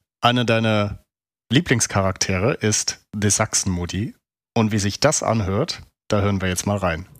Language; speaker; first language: German; native; German